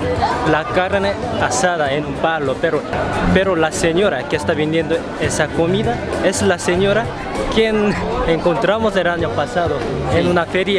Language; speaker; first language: Spanish; non-native, fluent; Korean